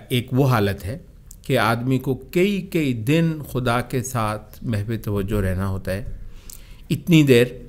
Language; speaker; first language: Urdu; native; Urdu